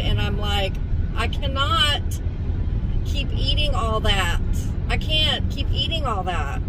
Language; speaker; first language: English; native; English